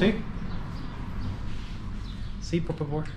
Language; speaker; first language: Spanish; non-native, learner; English